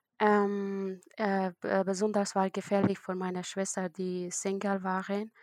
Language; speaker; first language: German; non-native, learner; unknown